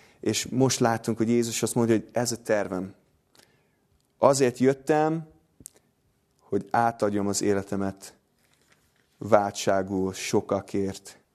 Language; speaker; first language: Hungarian; non-native, fluent; English